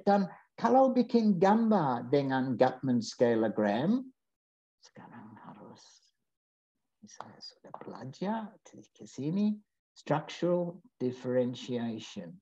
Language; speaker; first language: Indonesian; non-native, fluent; English